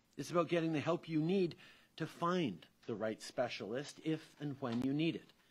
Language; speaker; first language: English; early bilingual, other home language; French